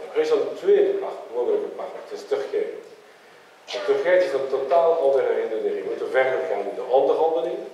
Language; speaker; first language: Dutch; non-native, local second language; French